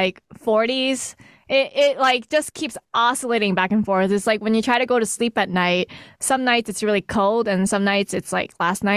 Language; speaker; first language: English; native; English